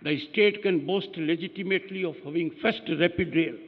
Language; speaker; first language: English; non-native, local second language; Hindi